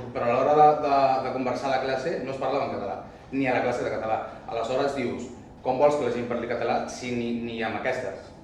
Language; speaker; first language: Catalan; non-native, local second language; Spanish